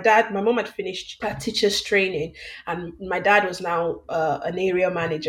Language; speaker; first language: English; non-native, local second language; Yoruba